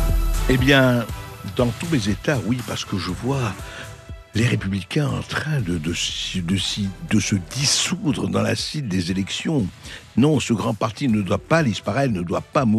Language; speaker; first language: French; native; French